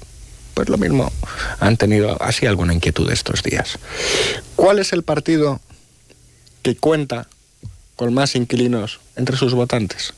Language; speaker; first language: Spanish; native; Spanish